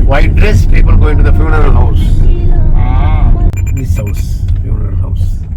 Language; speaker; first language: English; non-native, learner; Sinhala